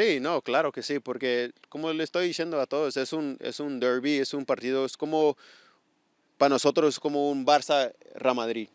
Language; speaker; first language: Spanish; early bilingual, heritage; Spanish